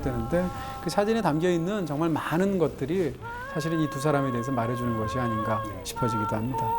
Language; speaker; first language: Korean; native; Korean